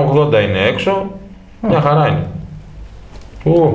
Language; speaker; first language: Greek; native; Greek